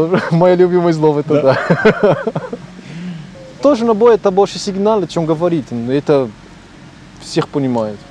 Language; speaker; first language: Russian; non-native, learner; Portuguese